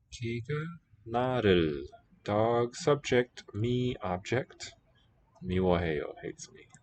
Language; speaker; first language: Korean; non-native, learner; English